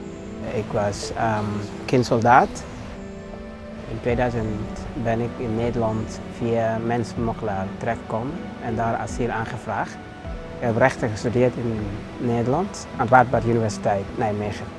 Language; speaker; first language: Dutch; non-native, fluent; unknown